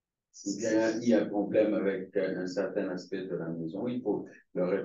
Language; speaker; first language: French; non-native, fluent; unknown